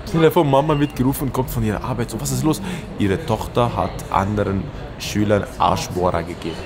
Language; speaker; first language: German; early bilingual, other home language; Persian